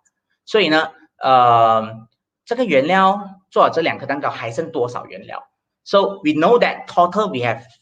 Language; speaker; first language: Chinese; native; Chinese